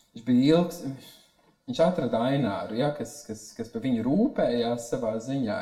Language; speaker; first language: Latvian; native; Latvian